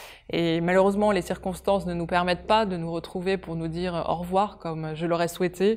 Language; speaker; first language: French; native; French